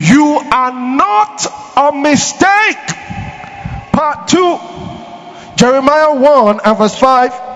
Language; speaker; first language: English; non-native, local second language; Yoruba